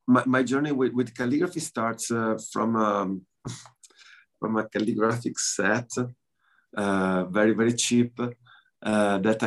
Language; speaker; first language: English; non-native, learner; Italian